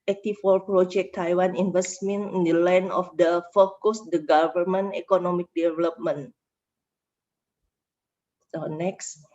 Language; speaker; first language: English; non-native, learner; Indonesian